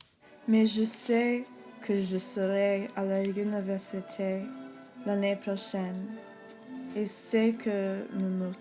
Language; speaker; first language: French; non-native, learner; English